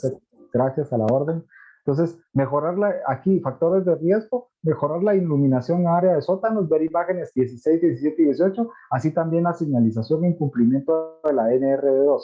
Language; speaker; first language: Spanish; native; Spanish